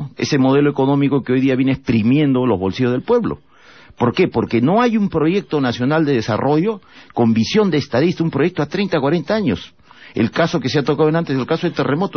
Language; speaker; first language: Spanish; native; Spanish